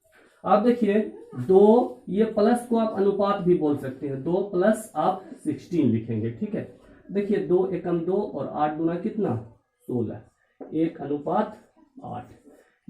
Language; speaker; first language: Hindi; native; Hindi